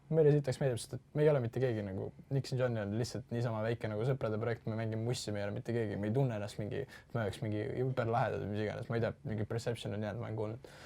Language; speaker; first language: Estonian; non-native, local second language; Russian